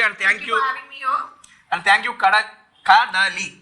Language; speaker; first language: Telugu; native; Telugu